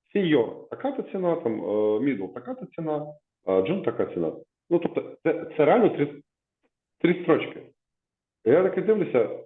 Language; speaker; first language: Ukrainian; native; Ukrainian